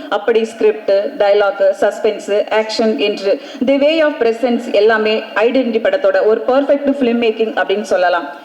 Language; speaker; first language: Tamil; non-native, learner; Malayalam